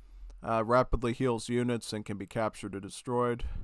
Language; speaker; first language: English; native; English